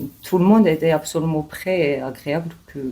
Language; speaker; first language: French; non-native, learner; Georgian